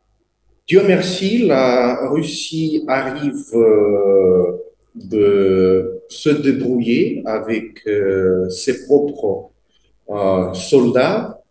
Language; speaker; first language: French; non-native, fluent; Russian